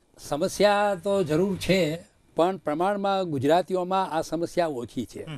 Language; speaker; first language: Gujarati; native; Gujarati